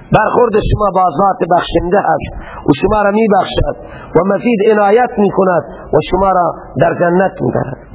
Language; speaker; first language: Persian; native; Persian